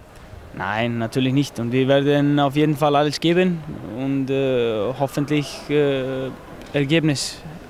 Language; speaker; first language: German; non-native, fluent; Icelandic